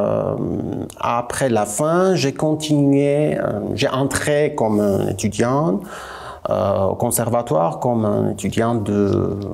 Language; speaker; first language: French; non-native, fluent; Armenian